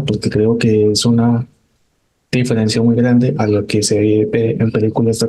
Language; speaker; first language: Spanish; native; Spanish